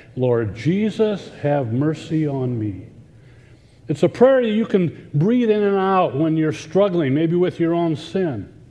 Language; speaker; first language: English; native; English